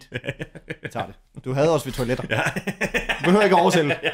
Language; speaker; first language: Danish; native; Danish